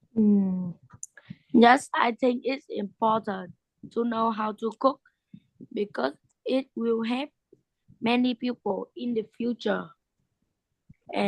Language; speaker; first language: English; non-native, learner; Vietnamese